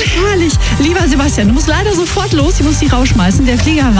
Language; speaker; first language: German; native; German